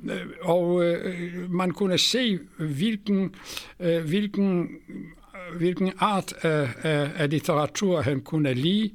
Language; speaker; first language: Swedish; non-native, fluent; Polish